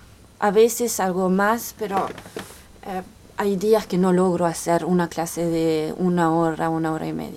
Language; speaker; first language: Spanish; early bilingual, heritage; French